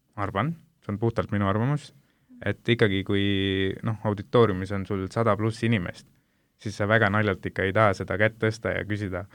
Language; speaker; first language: Estonian; early bilingual, other home language; Hindi